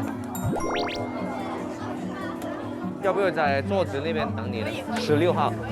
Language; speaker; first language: Chinese; non-native, local second language; Cantonese